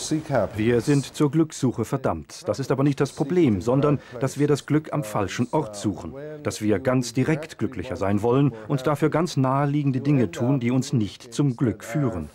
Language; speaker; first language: German; native; German